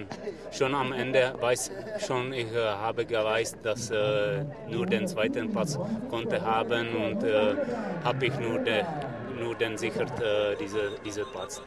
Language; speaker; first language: German; non-native, learner; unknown